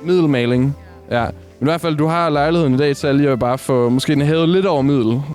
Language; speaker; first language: Danish; native; Danish